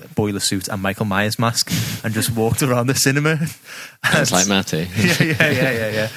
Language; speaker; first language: English; native; English